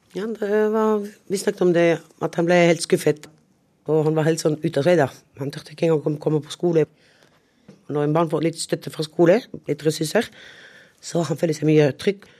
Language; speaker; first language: Norwegian; non-native, local second language; Romany